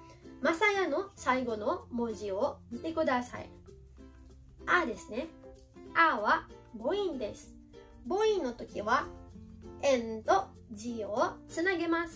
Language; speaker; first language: Japanese; non-native, fluent; Filipino